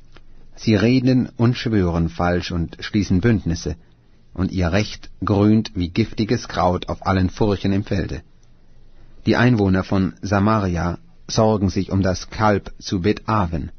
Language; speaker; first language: German; native; German